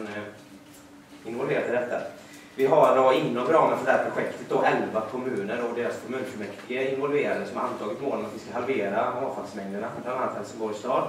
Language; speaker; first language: Swedish; native; Swedish